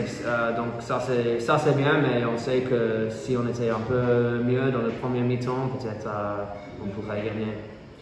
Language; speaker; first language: French; non-native, learner; English